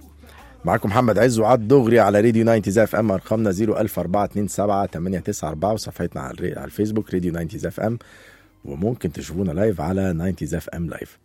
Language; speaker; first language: Arabic; native; Arabic